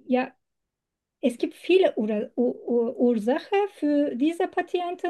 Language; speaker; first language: German; non-native, learner; Turkish